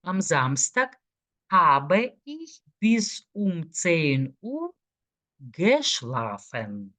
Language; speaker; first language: German; non-native, fluent; Lithuanian